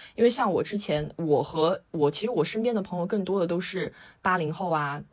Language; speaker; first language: Chinese; native; Chinese